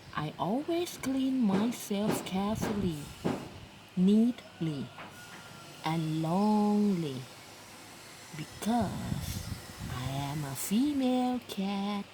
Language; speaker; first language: English; non-native, learner; Thai